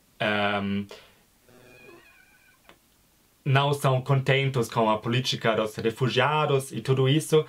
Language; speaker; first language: Portuguese; non-native, fluent; German